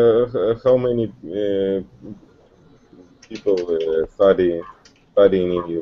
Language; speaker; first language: English; non-native, learner; Russian